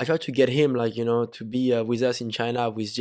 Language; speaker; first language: English; non-native, fluent; French